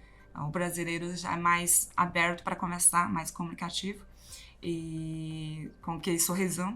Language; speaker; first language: Portuguese; non-native, fluent; Chinese